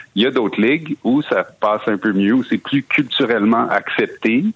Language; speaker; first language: French; native; French